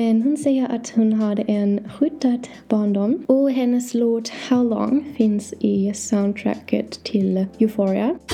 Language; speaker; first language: Swedish; non-native, learner; English